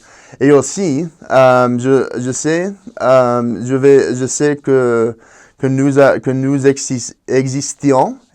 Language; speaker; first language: French; non-native, fluent; Spanish